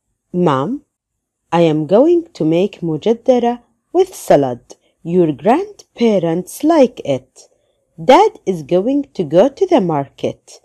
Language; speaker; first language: English; non-native, fluent; Arabic